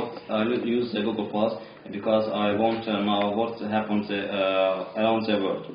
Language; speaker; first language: English; non-native, learner; Azerbaijani